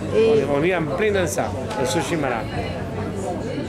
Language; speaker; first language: French; native; French